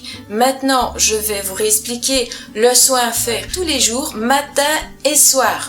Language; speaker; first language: French; native; French